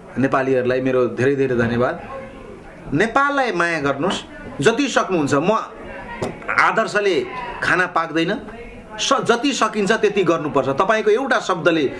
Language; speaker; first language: Nepali; native; Nepali